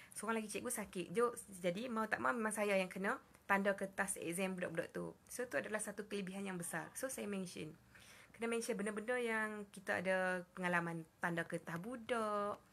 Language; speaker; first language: Malay; native; Malay